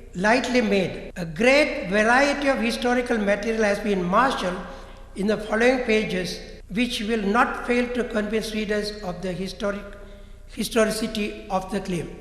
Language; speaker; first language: English; non-native, local second language; Tamil